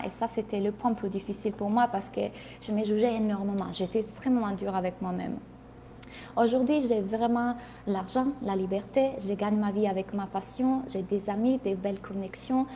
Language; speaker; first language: French; non-native, fluent; Italian